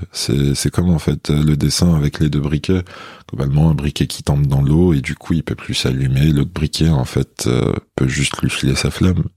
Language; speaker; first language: French; non-native, local second language; Kabyle